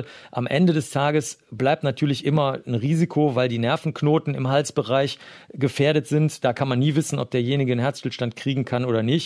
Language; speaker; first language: German; native; German